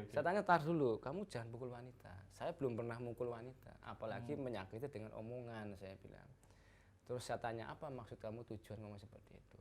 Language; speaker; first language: Indonesian; non-native, local second language; Javanese